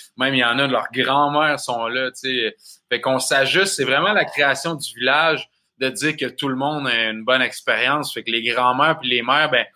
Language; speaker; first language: French; native; French